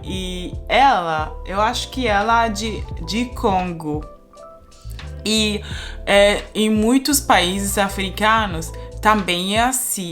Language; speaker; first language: Portuguese; non-native, fluent; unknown